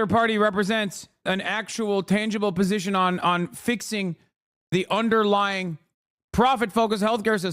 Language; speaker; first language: English; native; English